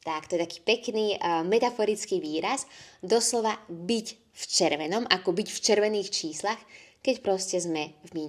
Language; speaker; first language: Slovak; native; Slovak